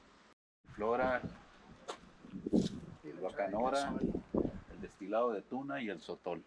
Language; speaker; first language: Spanish; native; Spanish